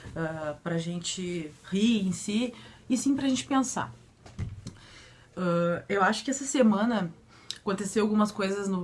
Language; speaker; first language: Portuguese; native; Portuguese